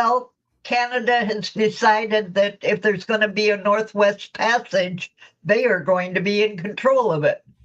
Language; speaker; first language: English; native; English